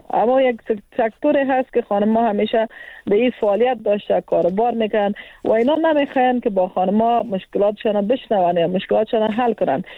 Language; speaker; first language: Persian; non-native, local second language; Pashto